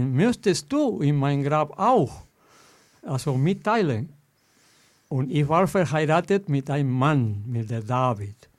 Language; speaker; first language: German; non-native, fluent; Spanish